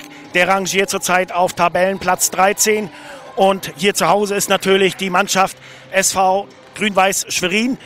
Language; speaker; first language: German; native; German